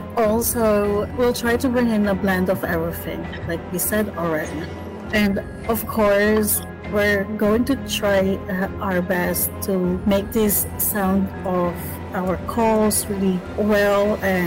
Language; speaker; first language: English; non-native, local second language; Filipino